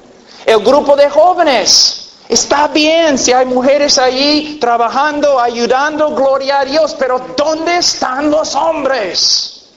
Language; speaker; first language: Spanish; non-native, fluent; English